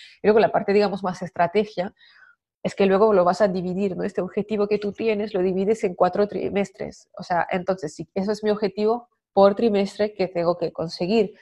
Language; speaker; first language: Spanish; non-native, fluent; French